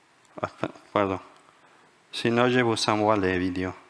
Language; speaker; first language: French; non-native, fluent; Spanish